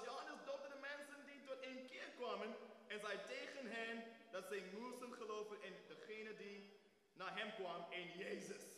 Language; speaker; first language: Dutch; non-native, fluent; English